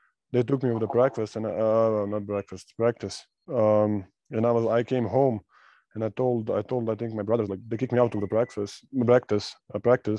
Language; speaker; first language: English; non-native, fluent; Serbian